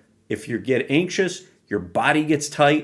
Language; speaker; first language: English; native; English